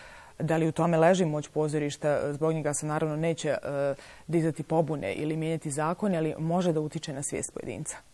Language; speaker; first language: Serbian; native; Serbian